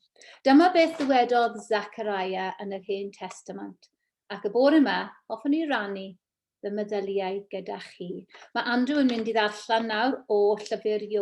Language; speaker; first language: Welsh; non-native, local second language; English